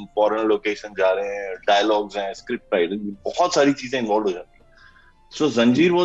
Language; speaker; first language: Hindi; native; Hindi